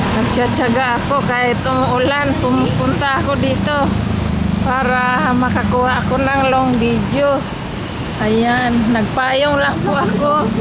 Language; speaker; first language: Filipino; non-native, local second language; Cebuano